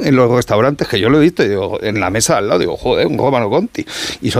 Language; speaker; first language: Spanish; native; Spanish